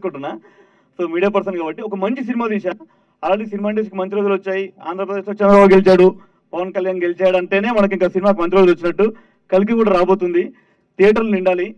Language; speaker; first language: Telugu; native; Telugu